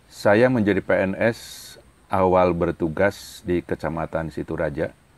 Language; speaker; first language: Indonesian; non-native, local second language; Sundanese